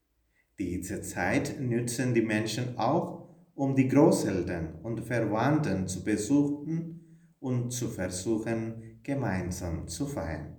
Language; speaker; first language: German; non-native, fluent; Malayalam